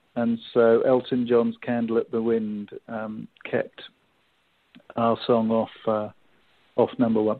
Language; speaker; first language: English; native; English